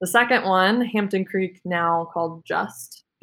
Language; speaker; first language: English; native; English